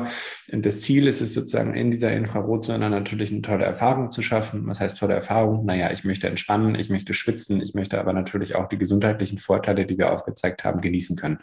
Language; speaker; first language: German; native; German